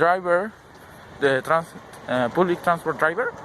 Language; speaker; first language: English; non-native, learner; Spanish